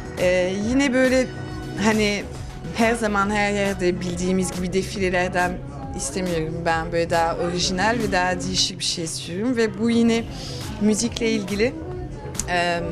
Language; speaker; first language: Turkish; early bilingual, heritage; Turkish